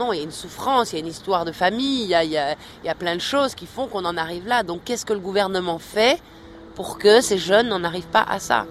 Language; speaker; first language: French; native; French